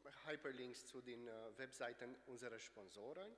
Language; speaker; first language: German; non-native, fluent; Romanian